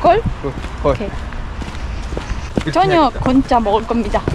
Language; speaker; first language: Korean; non-native, learner; Spanish